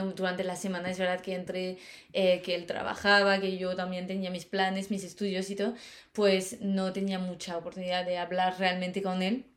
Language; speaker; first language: Spanish; non-native, fluent; French